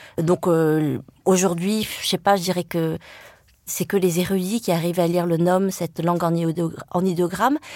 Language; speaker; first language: French; early bilingual, other home language; Vietnamese